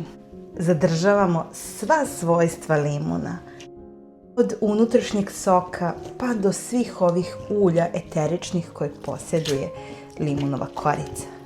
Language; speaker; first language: Serbian; native; Serbian